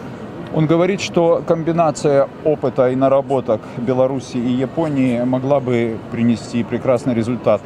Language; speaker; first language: Russian; native; Russian